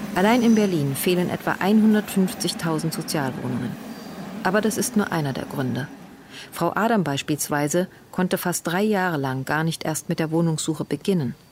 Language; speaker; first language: German; native; German